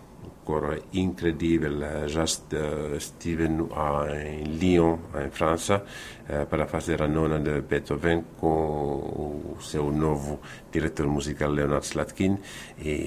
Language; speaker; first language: Portuguese; non-native, fluent; Finnish